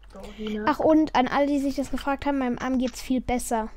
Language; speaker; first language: German; native; German